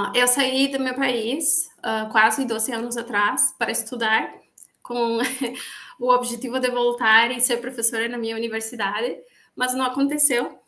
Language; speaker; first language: Portuguese; non-native, fluent; Spanish